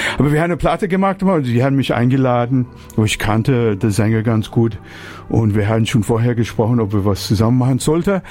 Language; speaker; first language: German; non-native, fluent; English